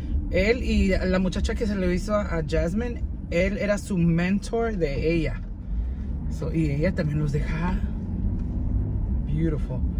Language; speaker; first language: Spanish; early bilingual, heritage; Spanish